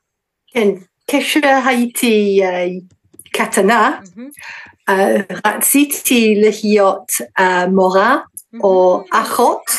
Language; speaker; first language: Hebrew; non-native, learner; English